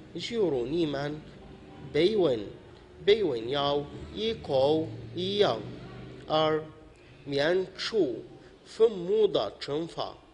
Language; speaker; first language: Chinese; non-native, learner; Arabic